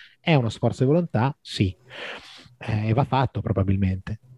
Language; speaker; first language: Italian; native; Italian